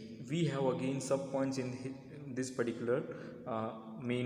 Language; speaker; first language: English; non-native, local second language; Hindi